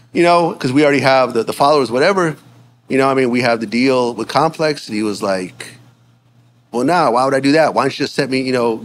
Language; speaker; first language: English; native; English